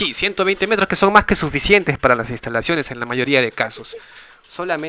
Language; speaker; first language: Spanish; native; Spanish